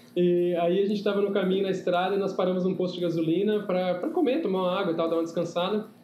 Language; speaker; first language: Portuguese; native; Portuguese